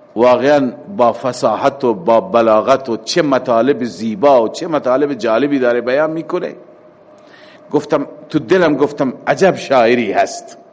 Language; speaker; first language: Persian; native; Persian